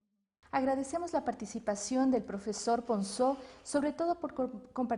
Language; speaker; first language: Spanish; native; Spanish